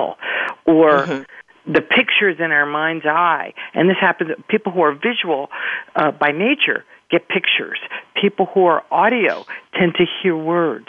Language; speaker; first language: English; early bilingual, other home language; Spanish